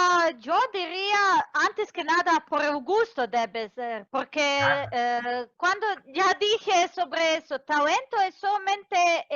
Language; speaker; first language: Spanish; non-native, fluent; Serbian